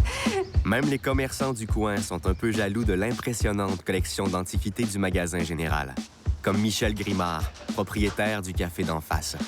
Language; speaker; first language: French; native; French